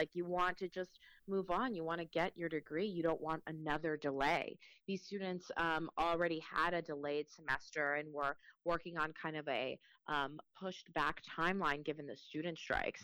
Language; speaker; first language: English; early bilingual, other home language; Spanish